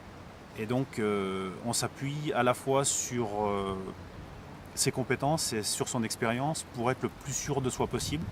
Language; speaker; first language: French; native; French